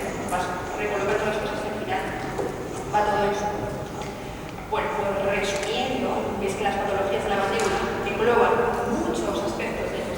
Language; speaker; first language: Spanish; native; Spanish